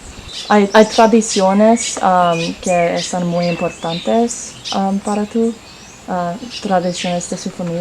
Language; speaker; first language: Spanish; non-native, learner; English